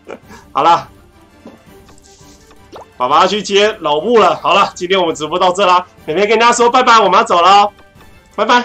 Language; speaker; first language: Chinese; native; Chinese